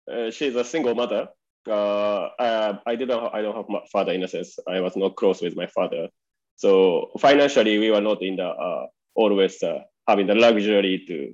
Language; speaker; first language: English; non-native, fluent; Japanese